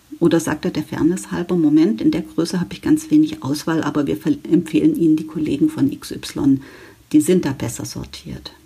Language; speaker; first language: German; native; German